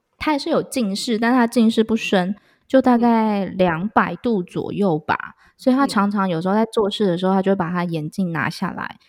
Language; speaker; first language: Chinese; native; Chinese